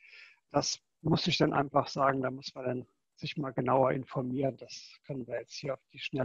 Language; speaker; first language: German; native; German